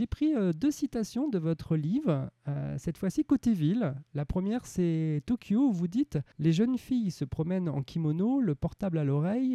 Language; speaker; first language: French; native; French